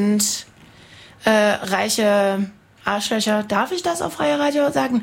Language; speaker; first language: German; non-native, fluent; French